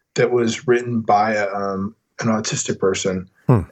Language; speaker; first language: English; native; English